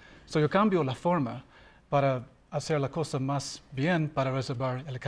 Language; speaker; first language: Spanish; non-native, learner; English